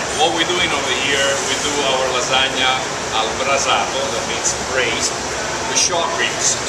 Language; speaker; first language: English; non-native, fluent; Italian